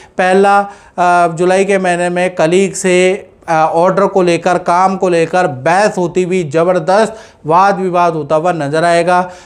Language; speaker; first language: Hindi; non-native, local second language; Gujarati